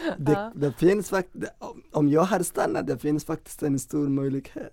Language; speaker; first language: Swedish; non-native, fluent; Somali